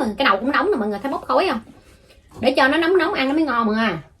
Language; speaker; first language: Vietnamese; native; Vietnamese